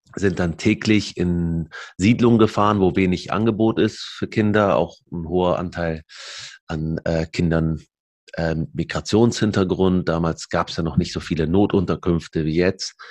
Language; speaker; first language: German; early bilingual, other home language; Arabic